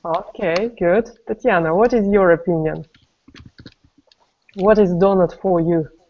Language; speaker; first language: English; non-native, fluent; Russian